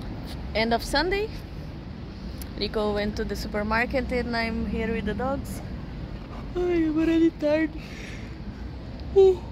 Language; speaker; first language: English; non-native, learner; Portuguese